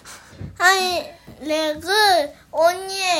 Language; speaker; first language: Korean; non-native, learner; Japanese